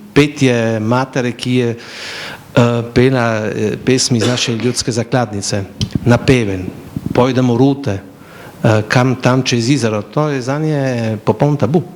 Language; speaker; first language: Slovenian; native; Slovenian